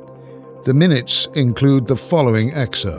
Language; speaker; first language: English; native; English